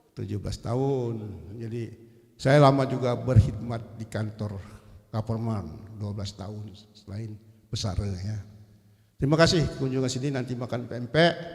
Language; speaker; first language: Indonesian; native; Indonesian